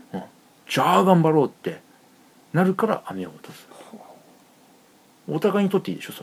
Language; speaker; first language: Japanese; native; Japanese